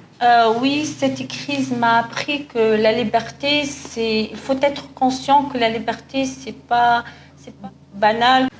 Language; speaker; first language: French; non-native, local second language; Arabic